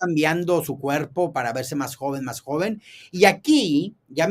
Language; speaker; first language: Spanish; native; Spanish